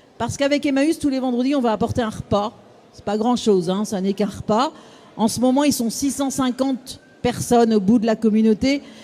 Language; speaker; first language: French; native; French